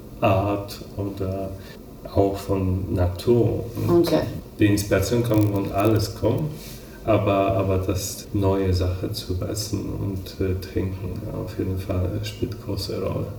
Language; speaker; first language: German; non-native, fluent; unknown